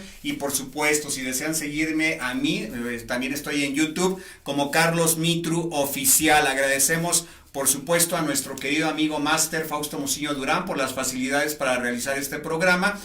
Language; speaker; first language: Spanish; native; Spanish